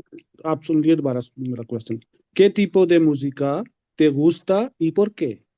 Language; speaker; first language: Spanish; non-native, learner; Urdu